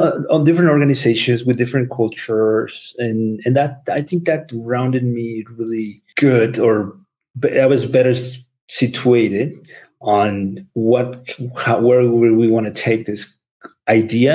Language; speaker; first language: English; non-native, fluent; Spanish